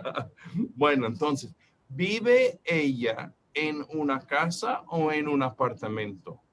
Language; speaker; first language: Spanish; non-native, fluent; English